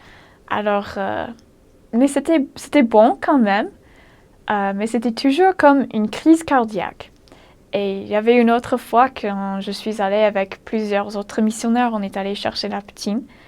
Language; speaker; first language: French; non-native, fluent; English